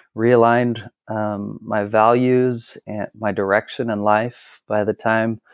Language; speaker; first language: English; native; English